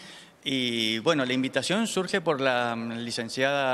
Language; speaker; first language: Spanish; native; Spanish